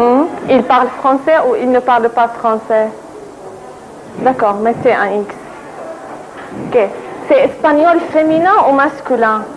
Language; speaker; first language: French; non-native, fluent; Arabic